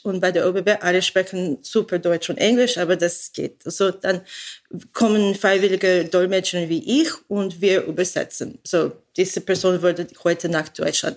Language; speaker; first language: German; non-native, learner; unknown